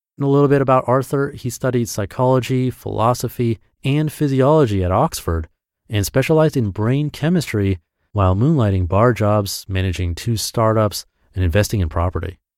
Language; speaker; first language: English; native; English